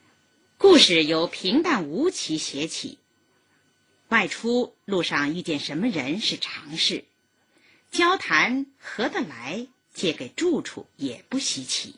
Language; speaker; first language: Chinese; native; Chinese